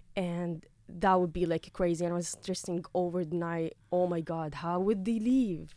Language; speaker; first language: English; non-native, fluent; Arabic